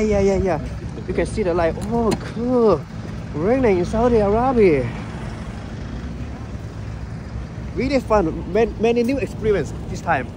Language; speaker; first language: English; non-native, learner; Cantonese